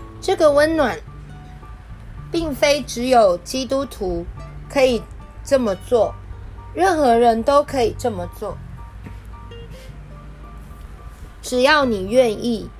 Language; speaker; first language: Chinese; native; Chinese